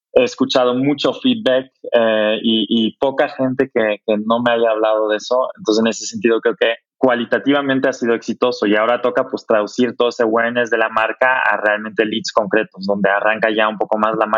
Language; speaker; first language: Spanish; non-native, fluent; German